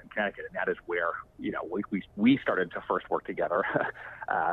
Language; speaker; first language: English; native; English